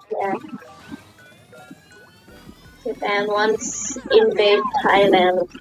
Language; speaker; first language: English; non-native, fluent; Thai